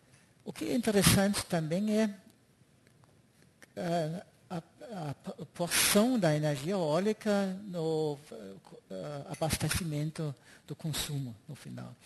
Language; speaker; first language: Portuguese; non-native, fluent; German